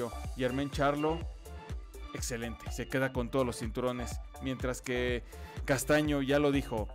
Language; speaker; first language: Spanish; native; Spanish